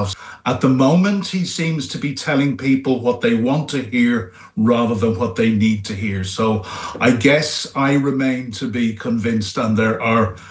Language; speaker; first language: English; native; English